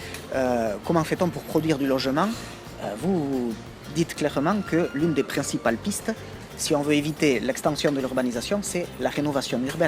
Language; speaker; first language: French; native; French